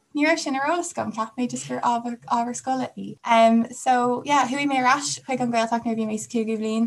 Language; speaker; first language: Irish; non-native, local second language; English